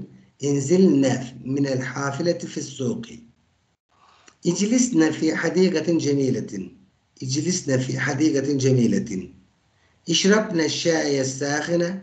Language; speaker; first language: Arabic; non-native, fluent; Turkish